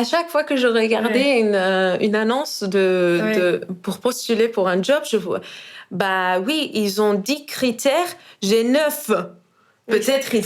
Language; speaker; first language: French; non-native, fluent; Persian